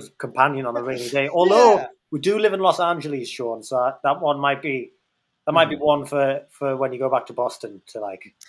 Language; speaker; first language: English; native; English